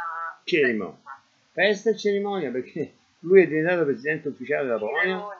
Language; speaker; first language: Italian; native; Italian